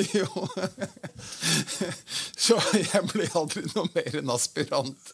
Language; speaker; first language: Norwegian; native; Norwegian